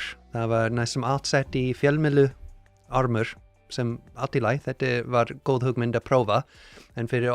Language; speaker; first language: Icelandic; non-native, learner; English